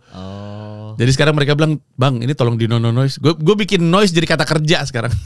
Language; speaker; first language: Indonesian; native; Indonesian